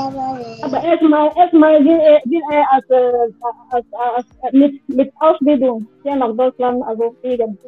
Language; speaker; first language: German; non-native, fluent; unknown